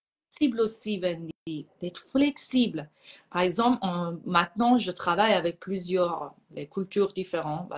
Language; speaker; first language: French; non-native, fluent; Persian